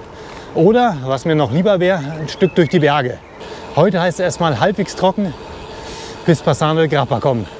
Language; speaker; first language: German; native; German